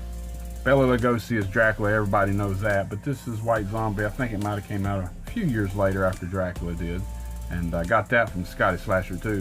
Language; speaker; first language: English; native; English